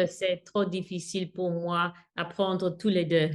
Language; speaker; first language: French; non-native, learner; English